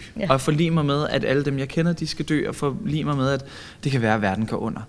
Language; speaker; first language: Danish; native; Danish